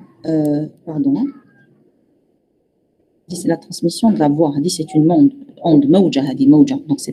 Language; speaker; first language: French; non-native, local second language; Arabic